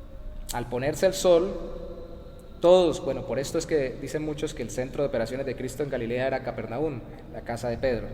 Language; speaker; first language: Spanish; native; Spanish